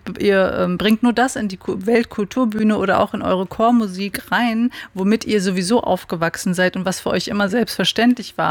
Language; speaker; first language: German; native; German